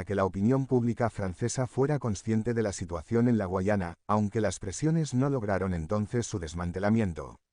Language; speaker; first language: Spanish; native; Spanish